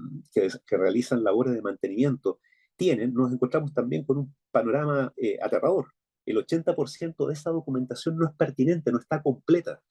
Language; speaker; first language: Spanish; native; Spanish